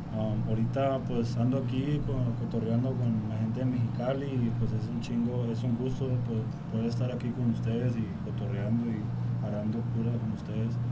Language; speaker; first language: Spanish; early bilingual, heritage; Spanish